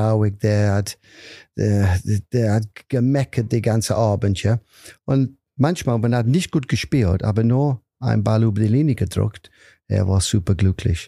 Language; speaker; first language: German; non-native, fluent; English